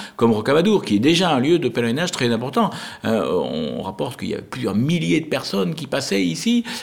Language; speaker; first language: French; native; French